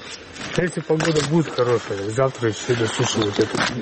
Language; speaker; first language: Russian; non-native, local second language; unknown